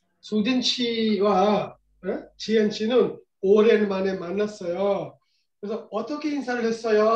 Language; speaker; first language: Korean; non-native, learner; Bangla